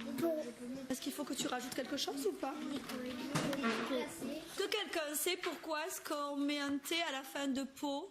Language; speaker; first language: French; native; French